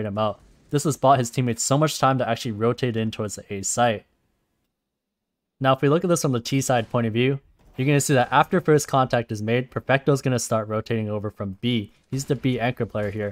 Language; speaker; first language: English; native; English